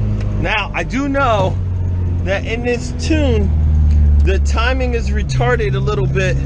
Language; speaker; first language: English; native; English